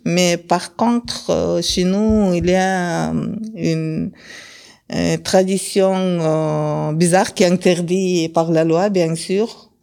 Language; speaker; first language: French; non-native, fluent; Kyrgyz